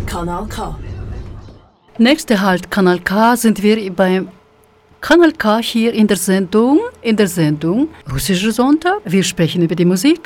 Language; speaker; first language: German; non-native, fluent; Russian